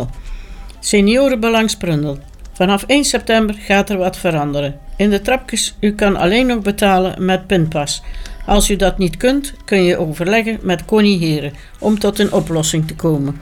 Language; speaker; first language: Dutch; native; Dutch